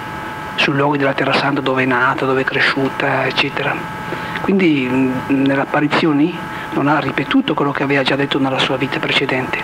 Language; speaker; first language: Italian; native; Italian